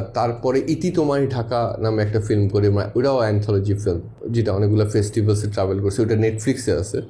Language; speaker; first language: Bangla; early bilingual, heritage; Bangla